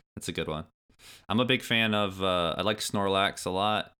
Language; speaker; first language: English; native; English